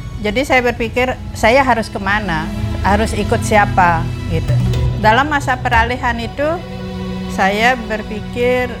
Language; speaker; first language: Indonesian; non-native, local second language; Balinese